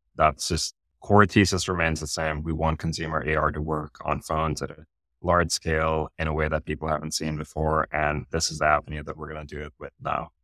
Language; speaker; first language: English; non-native, local second language; Urdu